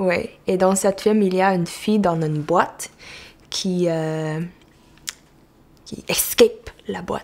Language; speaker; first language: French; non-native, local second language; English